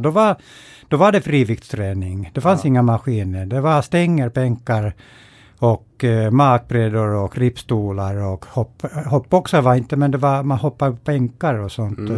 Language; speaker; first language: Swedish; non-native, fluent; Finnish